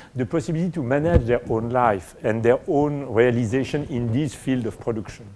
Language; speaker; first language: English; non-native, fluent; French